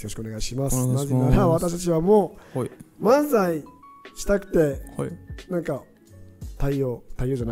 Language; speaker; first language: Japanese; non-native, fluent; Arabic